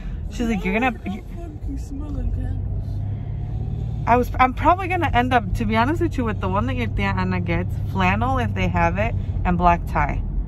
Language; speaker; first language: English; early bilingual, other home language; Spanish